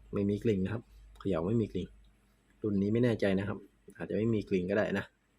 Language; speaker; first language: Thai; non-native, local second language; Northeastern Thai